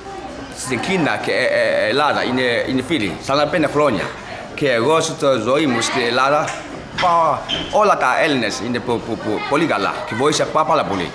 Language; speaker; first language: Greek; non-native, learner; Chinese